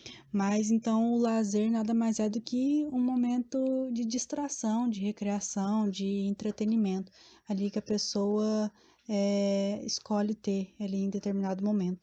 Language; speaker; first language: Portuguese; native; Portuguese